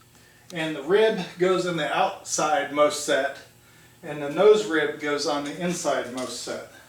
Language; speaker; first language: English; native; English